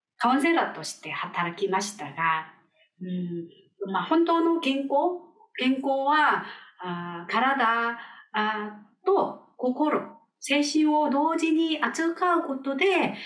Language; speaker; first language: Japanese; non-native, fluent; Korean